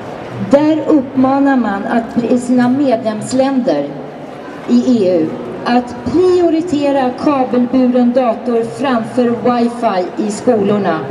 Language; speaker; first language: Swedish; native; Swedish